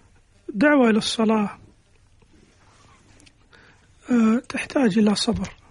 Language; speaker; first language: Arabic; native; Arabic